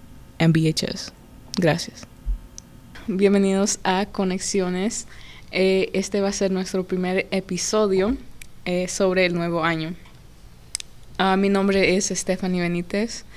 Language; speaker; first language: Spanish; early bilingual, heritage; English